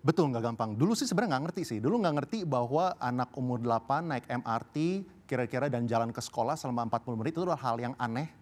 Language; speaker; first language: Indonesian; early bilingual, heritage; Indonesian